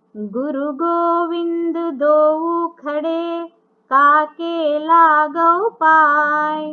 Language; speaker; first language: Hindi; non-native, local second language; Telugu